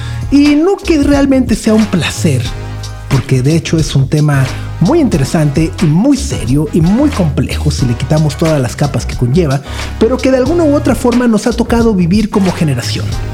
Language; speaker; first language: Spanish; native; Spanish